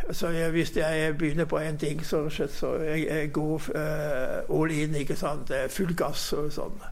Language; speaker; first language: Norwegian; non-native, fluent; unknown